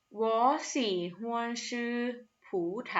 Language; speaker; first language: Chinese; non-native, fluent; Thai